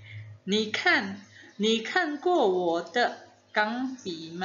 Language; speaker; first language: Chinese; non-native, fluent; Indonesian